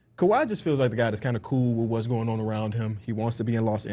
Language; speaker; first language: English; native; English